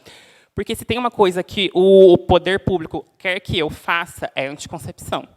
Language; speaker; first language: Portuguese; native; Portuguese